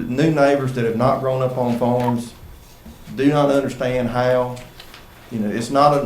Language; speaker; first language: English; native; English